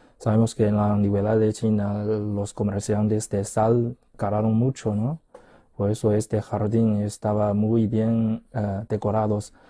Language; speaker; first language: Spanish; non-native, fluent; Chinese